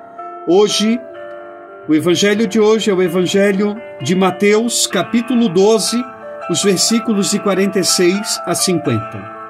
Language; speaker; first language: Portuguese; native; Portuguese